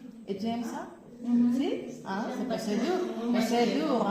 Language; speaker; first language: French; non-native, fluent; Spanish